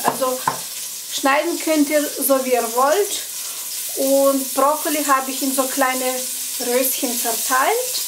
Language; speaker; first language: German; non-native, fluent; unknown